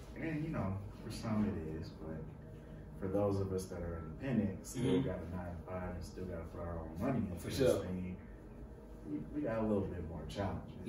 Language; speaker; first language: English; native; English